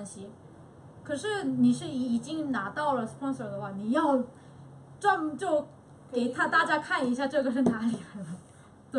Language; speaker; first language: Chinese; non-native, fluent; Korean